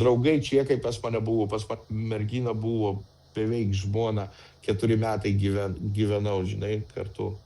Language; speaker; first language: Lithuanian; non-native, local second language; Russian